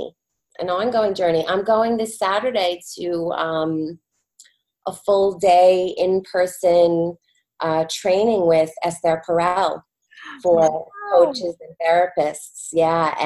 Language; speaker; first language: English; native; English